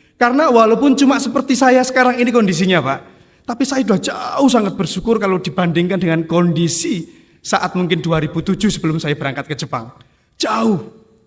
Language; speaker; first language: Indonesian; non-native, local second language; Javanese